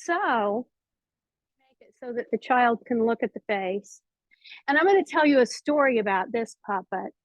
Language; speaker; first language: English; native; English